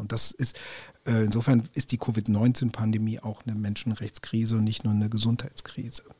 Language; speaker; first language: German; native; German